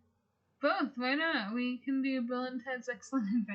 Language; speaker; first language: English; native; English